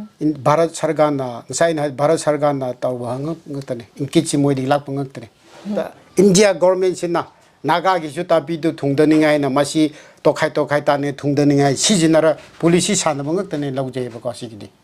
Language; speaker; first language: Manipuri; non-native, local second language; Tangkhul Naga (India)